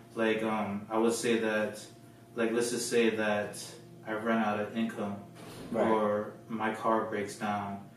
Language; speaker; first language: English; early bilingual, other home language; Filipino